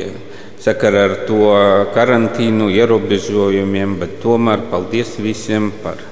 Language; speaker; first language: Latvian; non-native, local second language; Russian